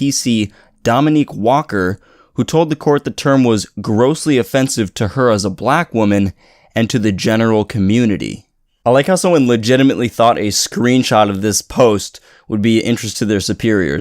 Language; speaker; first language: English; native; English